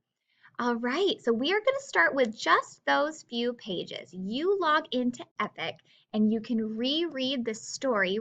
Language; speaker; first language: English; native; English